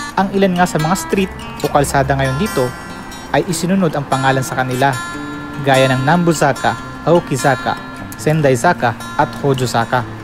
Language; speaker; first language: Filipino; non-native, local second language; Bikol